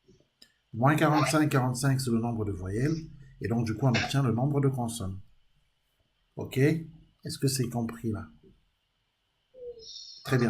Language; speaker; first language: French; native; French